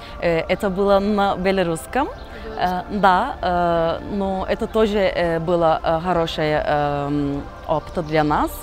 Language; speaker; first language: Russian; non-native, learner; Turkish